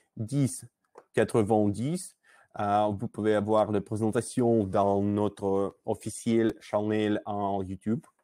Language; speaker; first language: French; non-native, learner; Russian